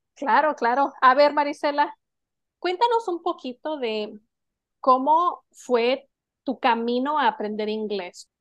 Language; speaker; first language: Spanish; native; Spanish